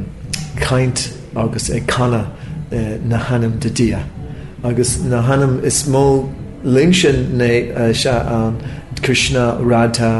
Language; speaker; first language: Irish; non-native, local second language; English